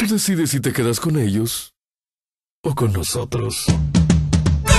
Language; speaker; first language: Spanish; native; Spanish